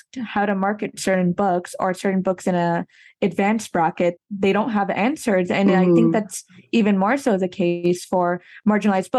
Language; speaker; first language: English; native; English